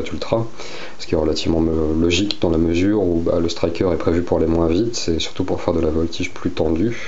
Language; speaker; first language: French; native; French